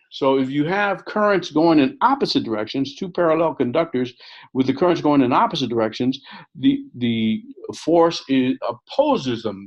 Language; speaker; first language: English; native; English